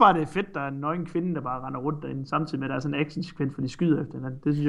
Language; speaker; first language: Danish; native; Danish